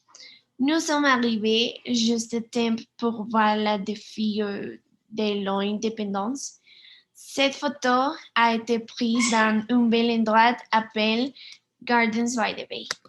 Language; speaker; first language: French; non-native, learner; Spanish